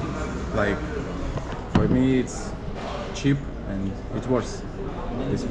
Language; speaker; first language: English; non-native, fluent; Russian